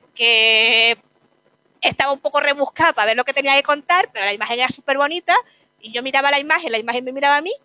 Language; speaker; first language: Spanish; native; Spanish